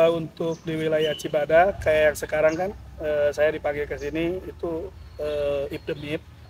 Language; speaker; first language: Indonesian; native; Indonesian